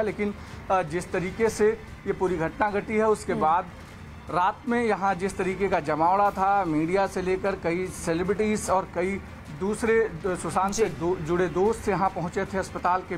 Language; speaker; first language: Hindi; native; Hindi